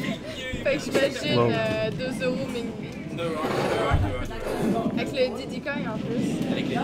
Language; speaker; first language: French; native; French